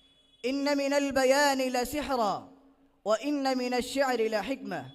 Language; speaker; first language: Arabic; non-native, learner; Bangla